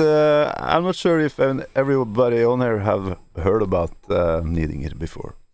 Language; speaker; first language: English; non-native, fluent; Norwegian